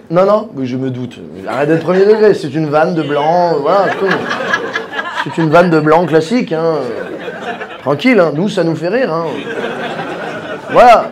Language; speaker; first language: French; native; French